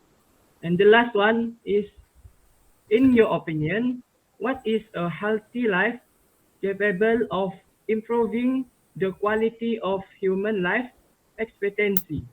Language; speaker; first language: English; non-native, local second language; Malay